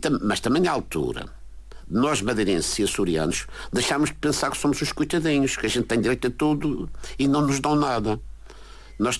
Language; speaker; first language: Portuguese; native; Portuguese